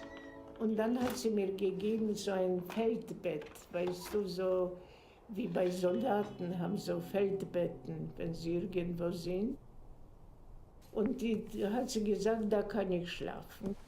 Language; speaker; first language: German; non-native, fluent; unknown